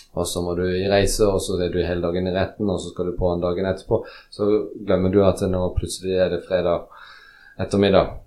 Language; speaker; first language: Norwegian; early bilingual, other home language; Polish